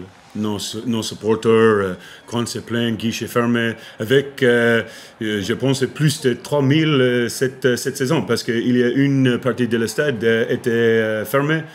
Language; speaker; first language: French; non-native, learner; English